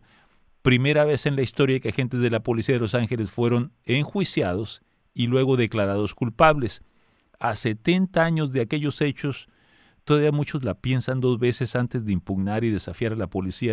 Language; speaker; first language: Spanish; native; Spanish